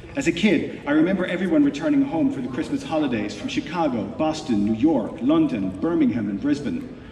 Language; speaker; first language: English; native; English